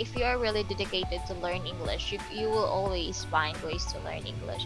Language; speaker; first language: English; non-native, local second language; Filipino